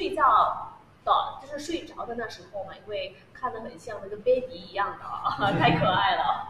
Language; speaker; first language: Chinese; non-native, fluent; Thai